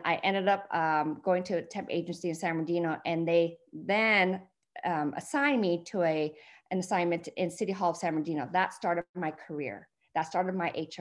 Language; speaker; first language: English; early bilingual, other home language; Vietnamese